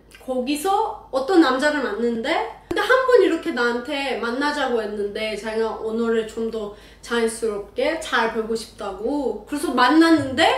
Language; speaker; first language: Korean; non-native, learner; Persian